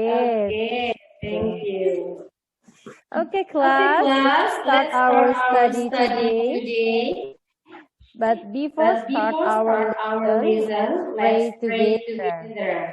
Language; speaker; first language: English; non-native, learner; Indonesian